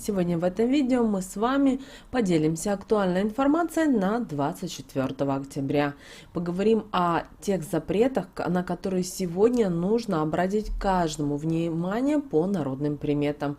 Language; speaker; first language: Russian; native; Russian